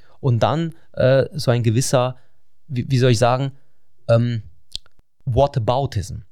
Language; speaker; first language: German; non-native, fluent; Russian